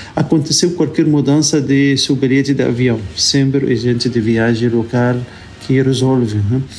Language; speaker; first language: Portuguese; non-native, fluent; Arabic